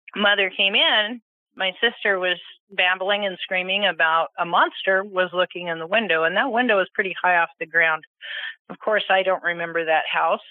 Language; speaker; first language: English; native; English